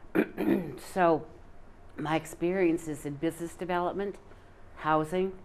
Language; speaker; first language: English; native; English